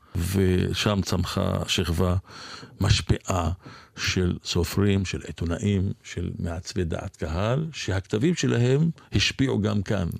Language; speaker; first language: Hebrew; non-native, local second language; Arabic